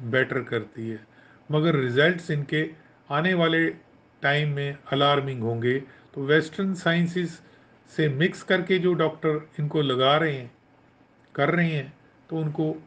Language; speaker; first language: Hindi; non-native, local second language; Punjabi